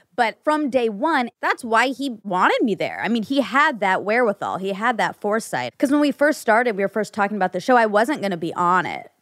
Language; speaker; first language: English; early bilingual, other home language; Hindi